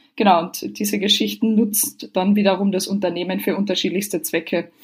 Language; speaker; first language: German; native; German